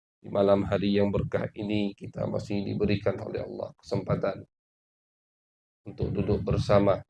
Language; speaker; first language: Indonesian; native; Indonesian